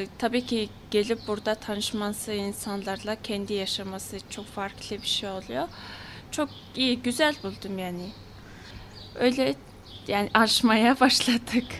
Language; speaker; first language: Turkish; non-native, fluent; Mongolian